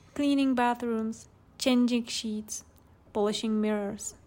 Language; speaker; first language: English; non-native, fluent; Czech